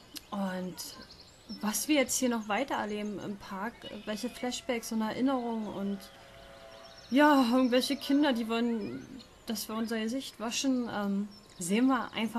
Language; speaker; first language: German; native; German